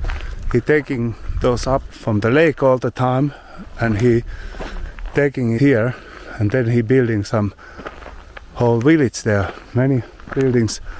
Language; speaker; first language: English; non-native, learner; Finnish